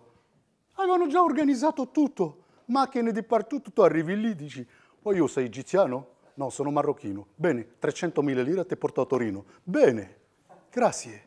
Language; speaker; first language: Italian; non-native, fluent; Riffian